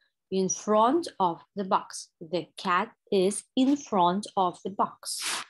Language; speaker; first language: English; non-native, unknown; Ukrainian